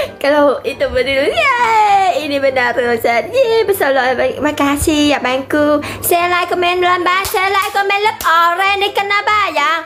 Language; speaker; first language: Indonesian; non-native, learner; Vietnamese